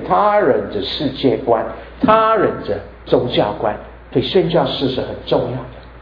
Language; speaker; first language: Chinese; non-native, fluent; English